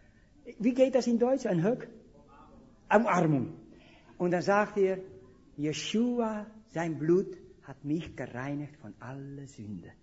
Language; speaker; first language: German; non-native, fluent; Dutch